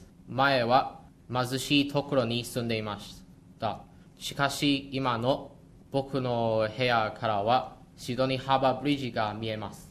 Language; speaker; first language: Japanese; non-native, learner; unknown